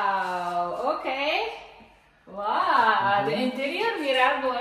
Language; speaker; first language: Spanish; non-native, learner; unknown